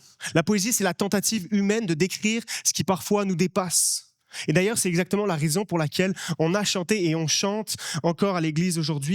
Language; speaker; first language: French; native; French